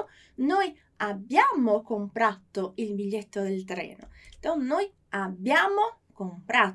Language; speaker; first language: Italian; non-native, fluent; Portuguese